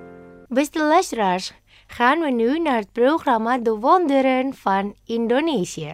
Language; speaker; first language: Dutch; non-native, learner; Indonesian